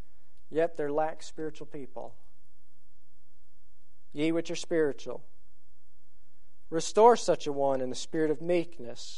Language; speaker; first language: English; native; English